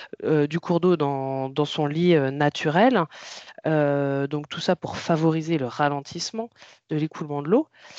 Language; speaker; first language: French; native; French